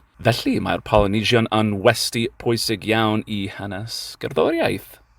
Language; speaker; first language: Welsh; non-native, learner; English